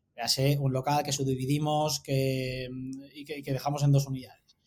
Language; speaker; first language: Spanish; native; Spanish